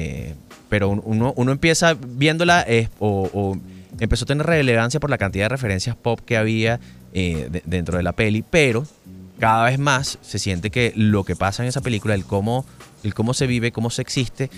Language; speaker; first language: Spanish; native; Spanish